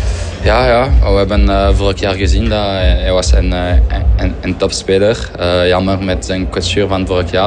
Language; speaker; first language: Dutch; non-native, fluent; French